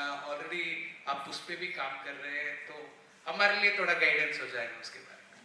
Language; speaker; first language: Hindi; non-native, local second language; Kannada